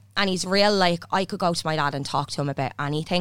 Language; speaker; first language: English; native; English